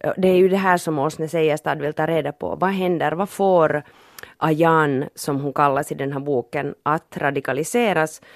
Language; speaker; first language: Swedish; native; Swedish